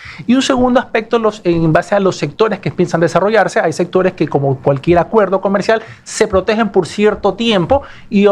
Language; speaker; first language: Spanish; native; Spanish